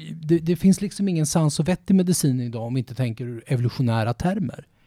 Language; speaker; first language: Swedish; native; Swedish